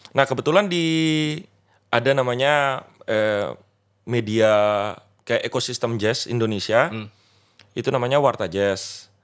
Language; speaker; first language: Indonesian; non-native, local second language; Sasak